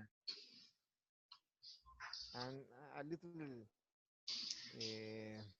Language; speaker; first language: English; non-native, learner; Spanish